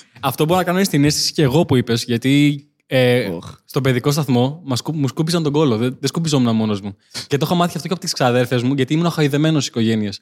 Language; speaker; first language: Greek; early bilingual, other home language; Albanian